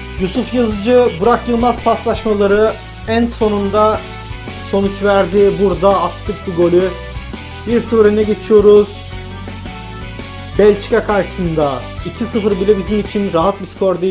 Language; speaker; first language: Turkish; native; Turkish